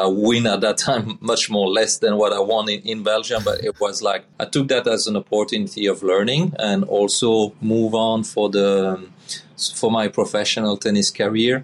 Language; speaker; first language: English; non-native, fluent; French